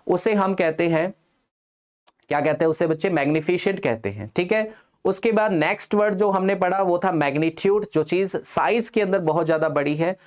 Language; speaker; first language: Hindi; non-native, local second language; Punjabi